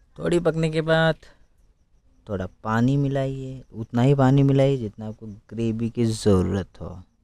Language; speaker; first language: Hindi; non-native, local second language; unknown